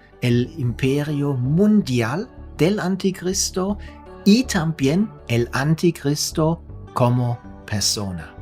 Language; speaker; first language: Spanish; non-native, fluent; German